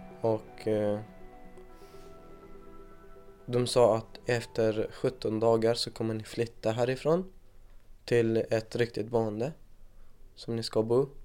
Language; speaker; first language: Swedish; non-native, fluent; Persian